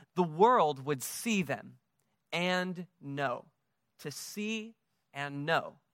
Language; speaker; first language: English; native; English